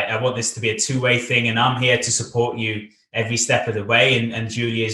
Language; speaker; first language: English; native; English